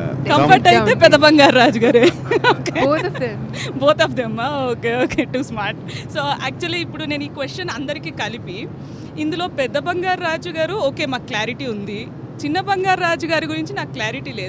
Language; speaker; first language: Telugu; native; Telugu